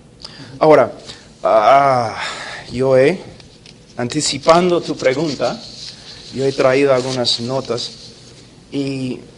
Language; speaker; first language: Spanish; non-native, fluent; English